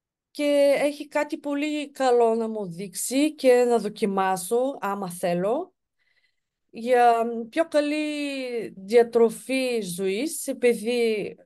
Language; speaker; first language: Greek; non-native, fluent; Bulgarian